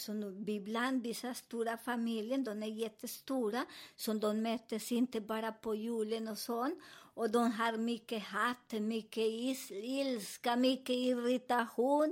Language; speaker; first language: Swedish; non-native, learner; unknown